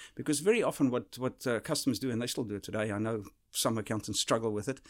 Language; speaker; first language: English; early bilingual, other home language; Dutch